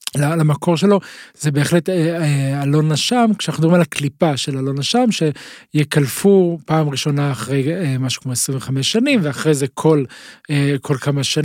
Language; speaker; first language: Hebrew; native; Hebrew